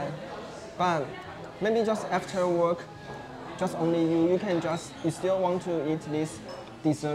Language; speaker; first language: English; non-native, learner; Chinese